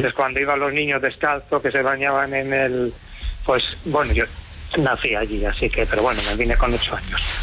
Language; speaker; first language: Spanish; early bilingual, other home language; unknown